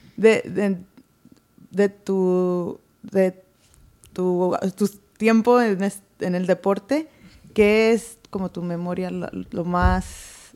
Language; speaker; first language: Spanish; early bilingual, heritage; Spanish